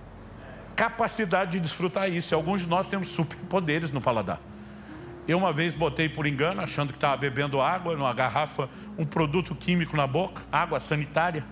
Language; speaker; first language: Portuguese; native; Portuguese